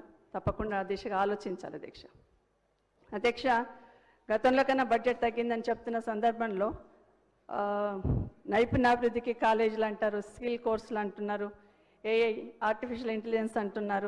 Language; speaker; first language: Telugu; native; Telugu